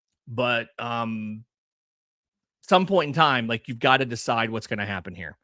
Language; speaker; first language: English; native; English